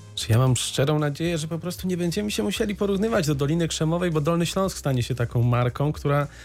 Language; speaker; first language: Polish; native; Polish